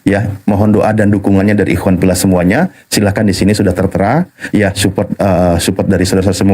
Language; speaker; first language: Indonesian; native; Indonesian